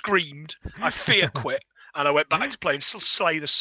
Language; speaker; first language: English; native; English